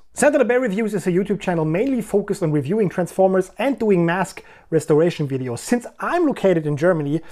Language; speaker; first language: English; non-native, fluent; German